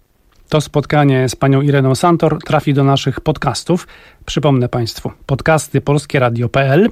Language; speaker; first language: Polish; native; Polish